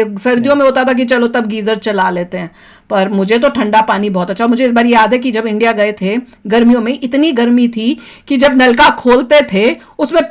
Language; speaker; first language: Hindi; native; Hindi